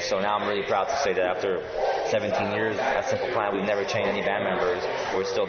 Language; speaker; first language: English; native; English